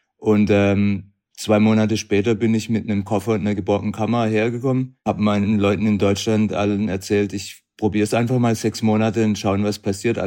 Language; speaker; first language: German; native; German